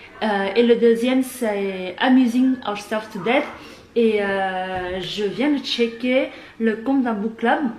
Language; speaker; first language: French; non-native, fluent; Vietnamese